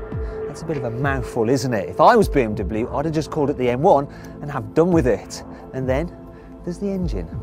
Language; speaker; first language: English; native; English